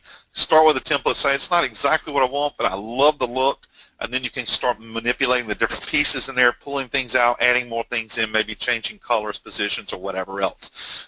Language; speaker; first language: English; native; English